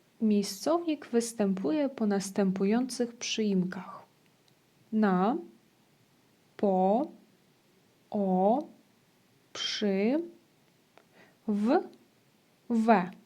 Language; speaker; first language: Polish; non-native, fluent; Ukrainian